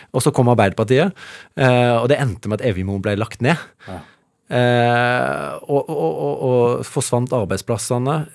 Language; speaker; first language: Norwegian; native; Norwegian